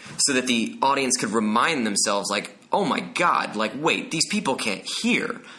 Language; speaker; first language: English; native; English